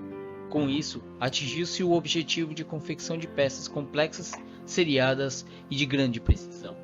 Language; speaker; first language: Portuguese; native; Portuguese